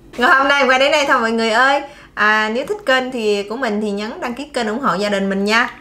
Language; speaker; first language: Vietnamese; native; Vietnamese